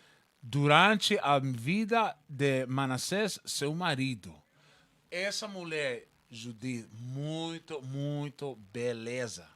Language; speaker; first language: Portuguese; non-native, learner; Spanish